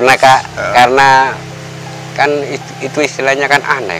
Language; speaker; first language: Indonesian; native; Indonesian